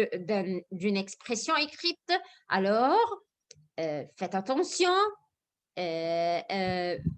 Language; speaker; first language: French; non-native, fluent; Arabic